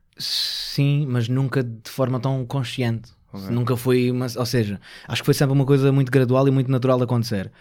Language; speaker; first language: Portuguese; native; Portuguese